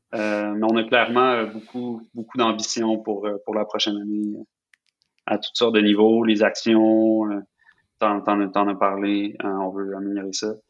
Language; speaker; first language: French; native; French